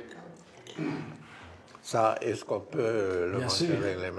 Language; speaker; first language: French; early bilingual, heritage; Spanish